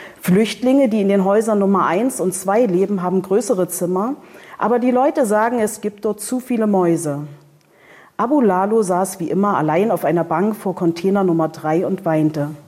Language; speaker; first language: German; native; German